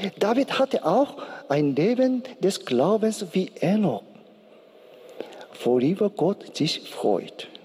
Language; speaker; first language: German; non-native, learner; Korean